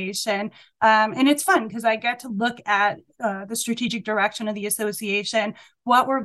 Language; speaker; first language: English; native; English